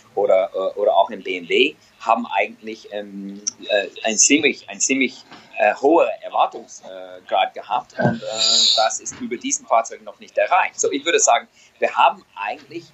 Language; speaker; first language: German; non-native, fluent; English